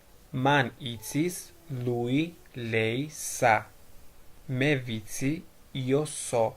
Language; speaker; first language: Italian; non-native, fluent; Georgian